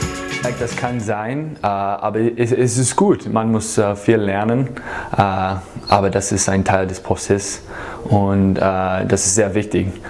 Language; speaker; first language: German; non-native, fluent; English